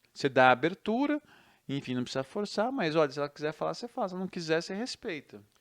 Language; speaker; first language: Portuguese; native; Portuguese